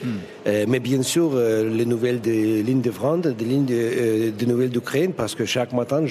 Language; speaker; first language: French; non-native, fluent; Russian